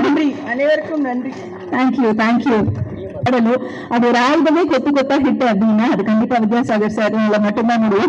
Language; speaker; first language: Tamil; native; Tamil